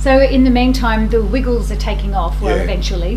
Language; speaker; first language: English; native; English